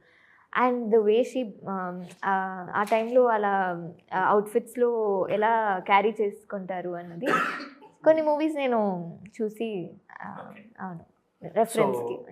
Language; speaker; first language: Telugu; non-native, fluent; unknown